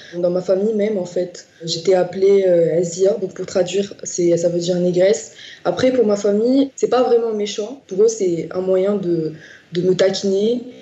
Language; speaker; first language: French; non-native, local second language; Arabic